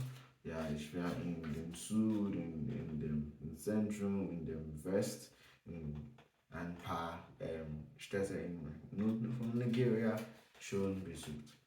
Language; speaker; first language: German; non-native, learner; English